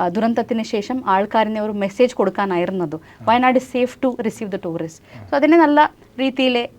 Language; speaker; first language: Malayalam; non-native, local second language; Kannada